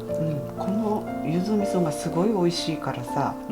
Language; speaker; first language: Japanese; native; Japanese